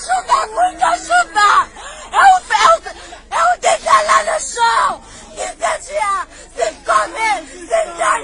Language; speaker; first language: Portuguese; non-native, learner; Haitian Creole